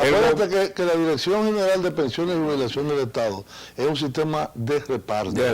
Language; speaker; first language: Spanish; native; Spanish